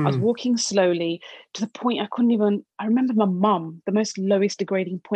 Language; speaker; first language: English; native; English